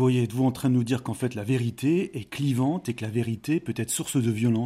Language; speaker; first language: French; native; French